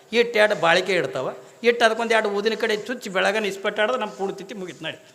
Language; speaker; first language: Kannada; native; Kannada